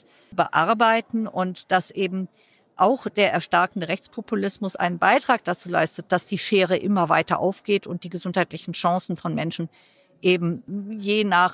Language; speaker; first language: German; native; German